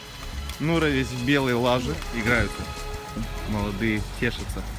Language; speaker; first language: Russian; native; Russian